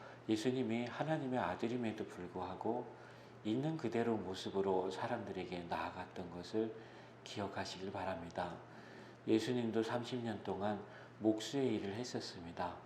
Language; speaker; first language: Korean; native; Korean